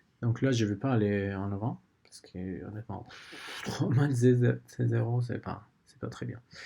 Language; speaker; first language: French; non-native, learner; Spanish